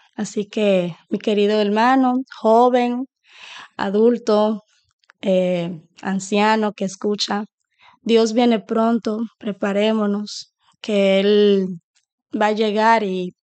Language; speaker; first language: Spanish; native; Spanish